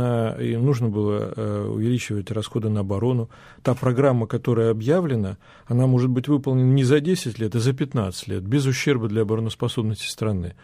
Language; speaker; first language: Russian; native; Russian